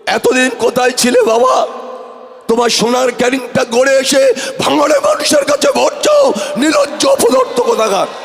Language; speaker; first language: Bangla; native; Bangla